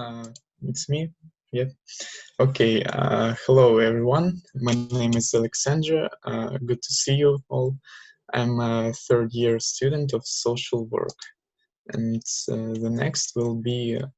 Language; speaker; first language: English; non-native, learner; Russian